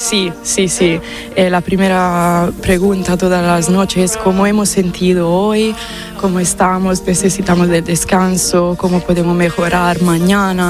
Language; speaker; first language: Spanish; non-native, fluent; Italian